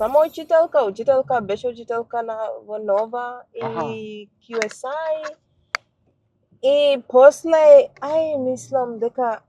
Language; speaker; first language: Macedonian; non-native, learner; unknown